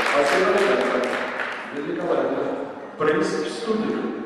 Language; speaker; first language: Russian; native; Russian